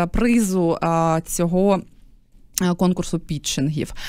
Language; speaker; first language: Ukrainian; native; Ukrainian